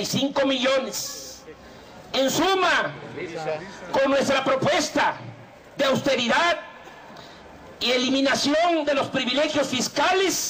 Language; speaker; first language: Spanish; native; Spanish